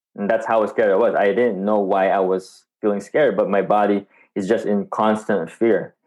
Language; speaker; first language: English; non-native, local second language; Filipino